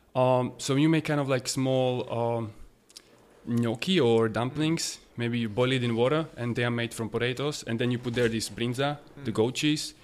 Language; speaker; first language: English; non-native, fluent; Slovak